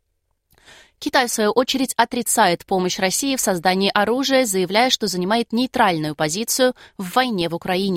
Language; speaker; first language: Russian; native; Russian